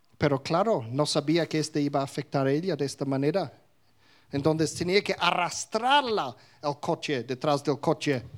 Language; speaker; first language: Spanish; non-native, fluent; English